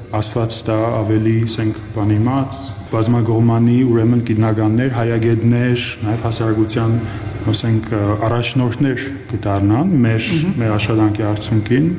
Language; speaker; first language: Armenian; early bilingual, heritage; Armenian